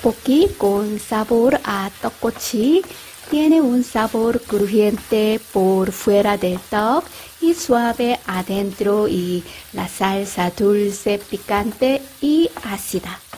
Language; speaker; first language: Spanish; non-native, fluent; Korean